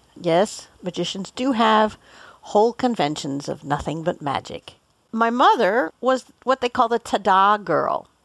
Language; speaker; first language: English; native; English